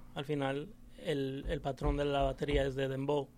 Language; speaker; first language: Spanish; early bilingual, heritage; English